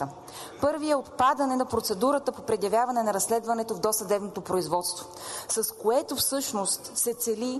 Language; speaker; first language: Bulgarian; native; Bulgarian